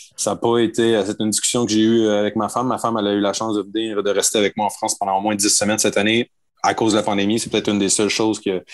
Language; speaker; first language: French; native; French